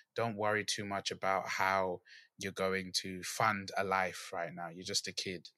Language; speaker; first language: English; native; English